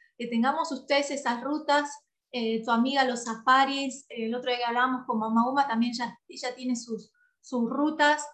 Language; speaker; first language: Spanish; native; Spanish